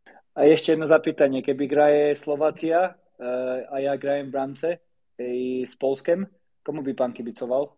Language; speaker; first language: Polish; non-native, learner; Slovak